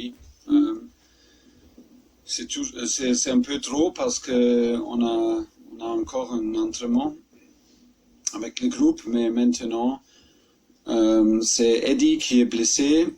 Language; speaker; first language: French; non-native, fluent; German